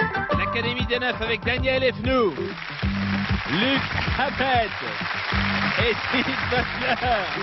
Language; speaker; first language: French; native; French